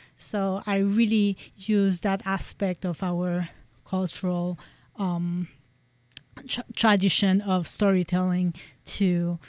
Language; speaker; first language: English; non-native, fluent; French